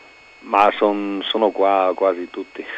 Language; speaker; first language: Italian; non-native, local second language; German